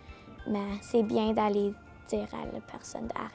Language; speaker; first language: French; non-native, local second language; English